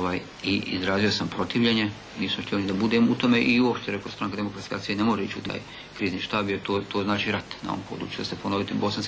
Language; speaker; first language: Bosnian; native; Bosnian